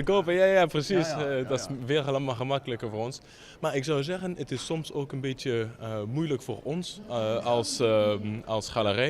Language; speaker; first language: Dutch; non-native, fluent; French